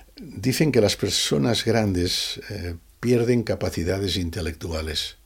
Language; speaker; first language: Spanish; non-native, local second language; Catalan